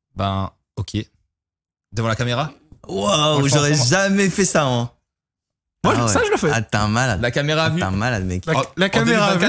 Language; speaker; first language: French; native; French